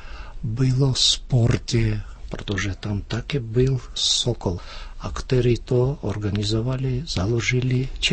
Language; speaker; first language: Czech; early bilingual, heritage; Czech